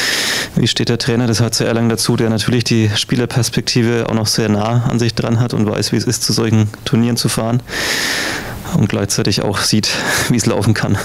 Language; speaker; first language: German; native; German